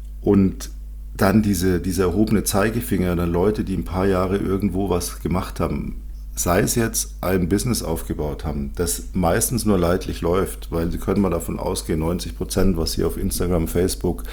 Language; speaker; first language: German; native; German